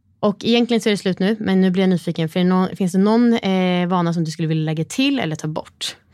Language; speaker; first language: Swedish; native; Swedish